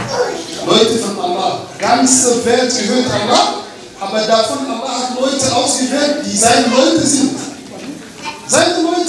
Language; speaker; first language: German; non-native, learner; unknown